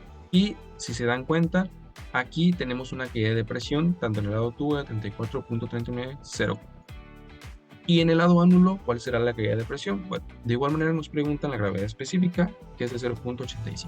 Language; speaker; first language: Spanish; native; Spanish